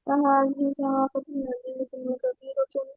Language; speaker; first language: Arabic; non-native, learner; Bangla